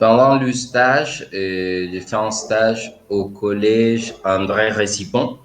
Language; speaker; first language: French; non-native, fluent; Spanish